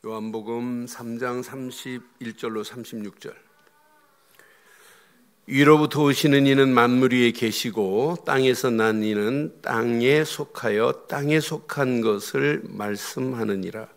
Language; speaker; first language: Korean; native; Korean